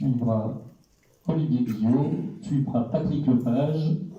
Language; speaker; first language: French; native; French